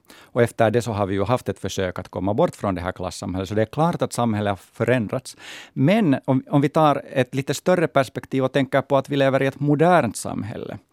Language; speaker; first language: Swedish; native; Swedish